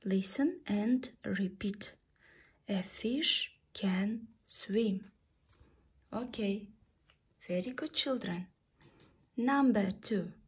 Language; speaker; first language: English; non-native, fluent; Kazakh